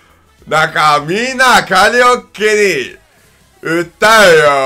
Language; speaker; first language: Japanese; non-native, learner; English